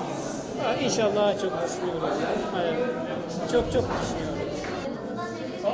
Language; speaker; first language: Turkish; non-native, learner; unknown